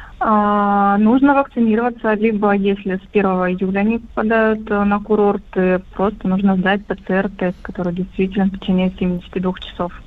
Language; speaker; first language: Russian; native; Russian